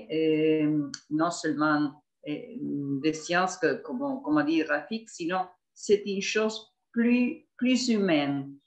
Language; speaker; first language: French; non-native, fluent; Spanish